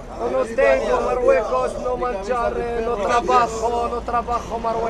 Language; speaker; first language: Spanish; non-native, learner; Arabic